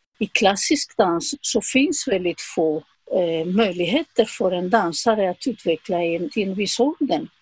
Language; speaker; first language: Swedish; non-native, fluent; Spanish